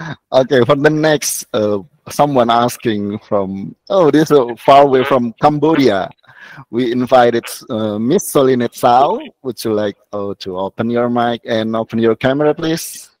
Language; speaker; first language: English; non-native, fluent; Indonesian